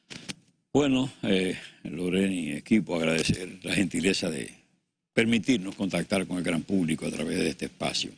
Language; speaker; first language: Spanish; native; Spanish